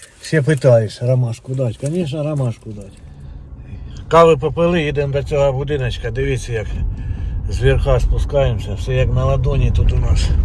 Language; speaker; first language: Ukrainian; non-native, local second language; Russian